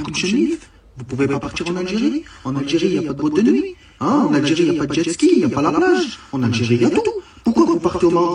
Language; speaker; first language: French; early bilingual, other home language; Arabic